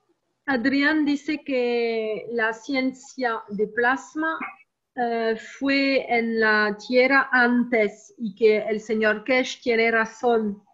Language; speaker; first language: Spanish; non-native, learner; French